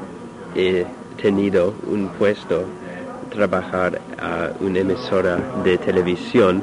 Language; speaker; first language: Spanish; non-native, learner; English